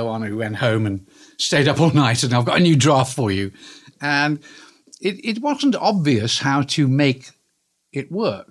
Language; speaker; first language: English; native; English